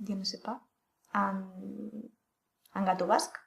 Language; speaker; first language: French; non-native, learner; Spanish